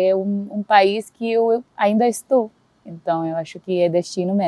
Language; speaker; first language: Portuguese; non-native, fluent; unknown